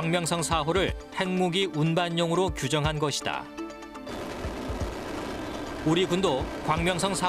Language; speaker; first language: Korean; native; Korean